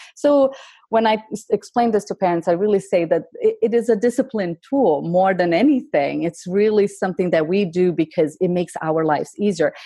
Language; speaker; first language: English; non-native, fluent; Portuguese